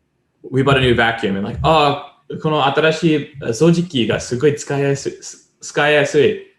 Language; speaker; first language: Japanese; non-native, learner; English